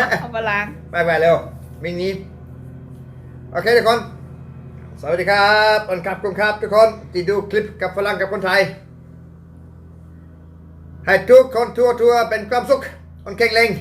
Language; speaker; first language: Thai; non-native, learner; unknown